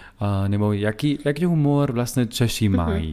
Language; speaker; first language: Czech; non-native, learner; German